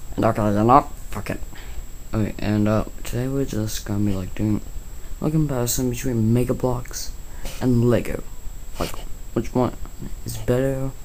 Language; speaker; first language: English; native; English